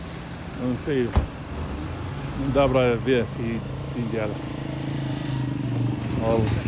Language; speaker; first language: Portuguese; non-native, local second language; Arabic